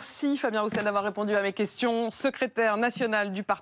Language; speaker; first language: French; native; French